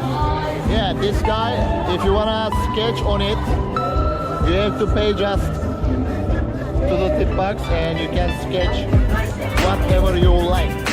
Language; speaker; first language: English; non-native, learner; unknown